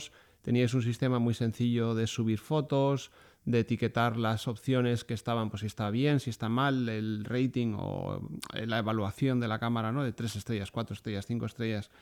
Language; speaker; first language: Spanish; native; Spanish